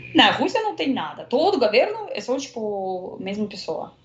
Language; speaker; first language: Portuguese; non-native, learner; Russian